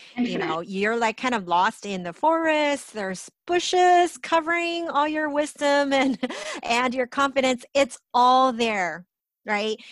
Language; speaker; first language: English; native; English